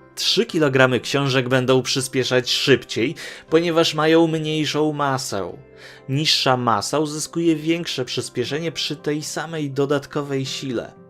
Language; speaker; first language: Polish; native; Polish